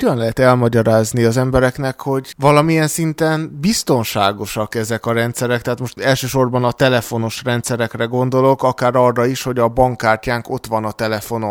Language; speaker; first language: Hungarian; native; Hungarian